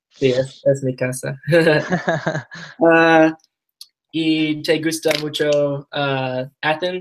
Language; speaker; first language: Spanish; non-native, learner; English